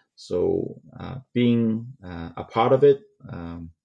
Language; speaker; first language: English; non-native, local second language; Cantonese